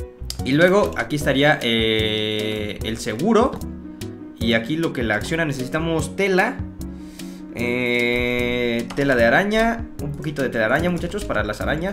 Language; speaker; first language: Spanish; native; Spanish